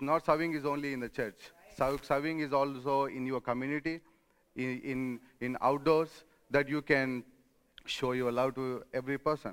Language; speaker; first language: English; non-native, local second language; Telugu